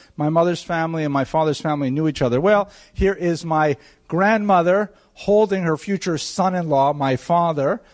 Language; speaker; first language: English; native; English